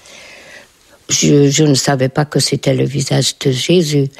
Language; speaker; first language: French; non-native, fluent; Hungarian